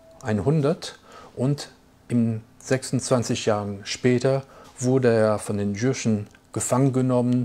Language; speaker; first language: German; non-native, fluent; French